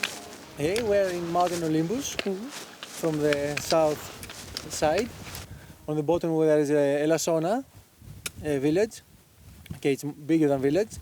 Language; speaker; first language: English; non-native, learner; Greek